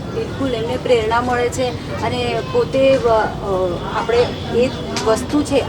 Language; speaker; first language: Gujarati; non-native, local second language; Marathi